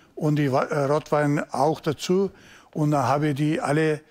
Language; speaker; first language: German; non-native, learner; Turkish